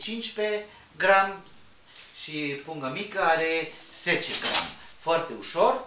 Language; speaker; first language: Romanian; non-native, learner; Spanish